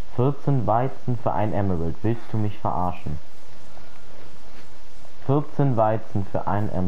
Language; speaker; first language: German; native; German